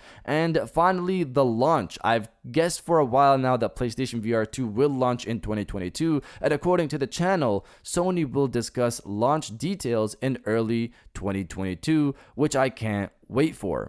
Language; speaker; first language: English; native; English